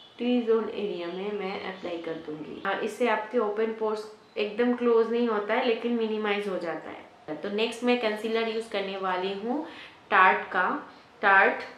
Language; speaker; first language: Hindi; non-native, local second language; Bangla